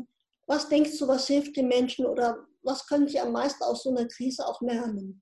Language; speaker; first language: German; native; German